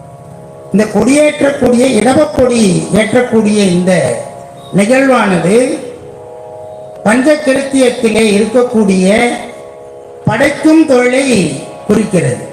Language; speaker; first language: Tamil; native; Tamil